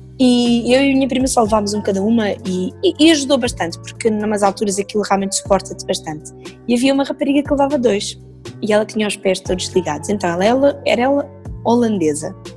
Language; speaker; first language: Portuguese; native; Portuguese